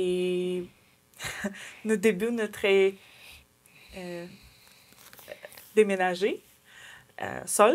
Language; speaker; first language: French; non-native, learner; Ukrainian